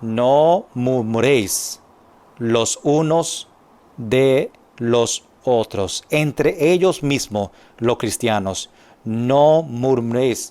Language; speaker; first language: Spanish; non-native, fluent; English